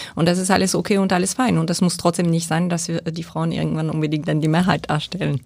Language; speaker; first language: German; non-native, fluent; French